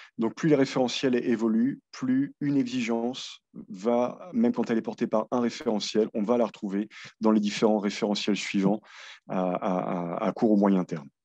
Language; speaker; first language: French; native; French